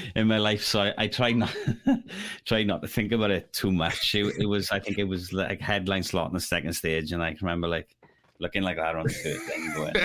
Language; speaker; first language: English; native; English